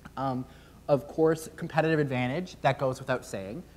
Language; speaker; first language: English; native; English